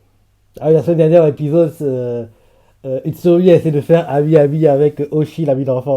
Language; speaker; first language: French; native; French